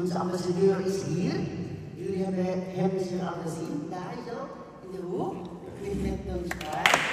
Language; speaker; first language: Dutch; non-native, fluent; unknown